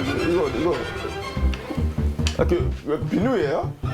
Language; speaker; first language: Korean; non-native, learner; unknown